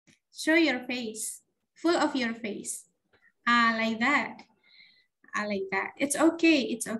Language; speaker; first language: English; non-native, fluent; Indonesian